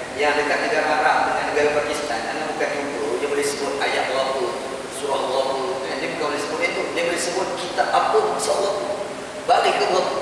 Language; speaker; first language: Malay; native; Malay